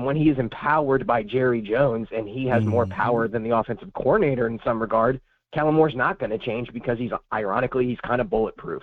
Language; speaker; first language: English; native; English